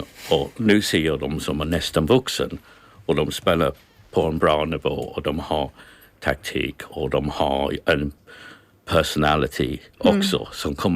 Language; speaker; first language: Swedish; non-native, learner; English